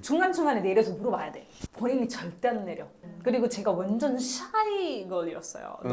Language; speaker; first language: Korean; non-native, fluent; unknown